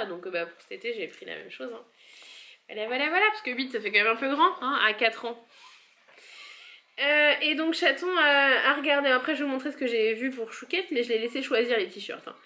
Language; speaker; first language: French; native; French